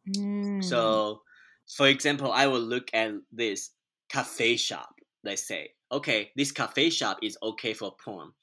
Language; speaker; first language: English; non-native, fluent; Chinese